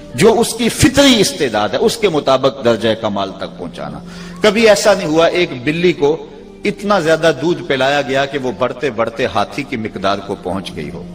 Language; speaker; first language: Urdu; non-native, local second language; Punjabi